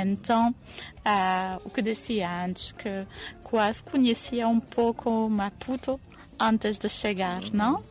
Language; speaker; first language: Portuguese; non-native, fluent; French